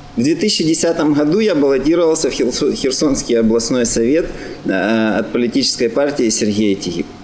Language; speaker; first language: Russian; native; Russian